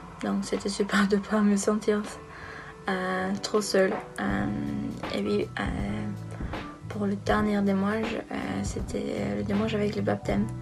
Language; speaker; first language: French; non-native, learner; Norwegian